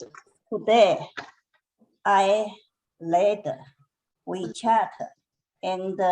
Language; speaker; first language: English; non-native, learner; Chinese